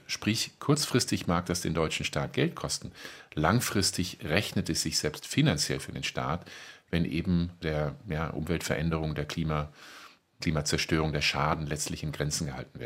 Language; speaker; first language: German; native; German